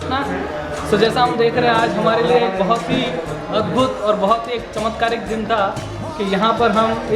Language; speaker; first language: Hindi; native; Hindi